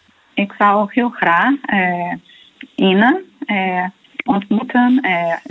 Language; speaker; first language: Dutch; non-native, fluent; Portuguese